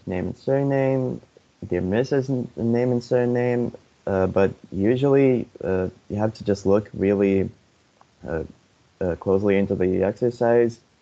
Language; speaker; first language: English; non-native, fluent; Lithuanian